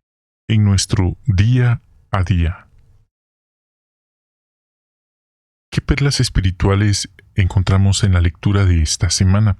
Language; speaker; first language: Spanish; native; Spanish